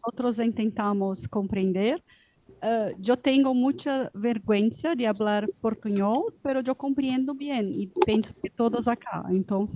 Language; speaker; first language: Spanish; non-native, learner; Portuguese